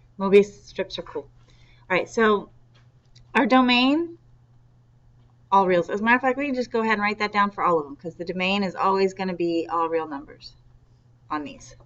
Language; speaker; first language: English; native; English